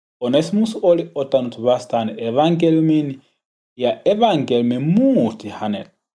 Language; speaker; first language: Finnish; non-native, learner; Swahili